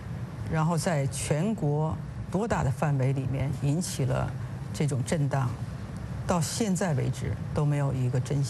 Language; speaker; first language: Chinese; native; Chinese